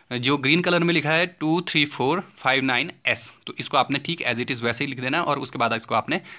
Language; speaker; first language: Hindi; native; Hindi